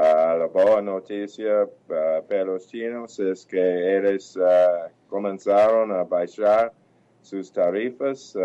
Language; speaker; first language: Portuguese; non-native, fluent; English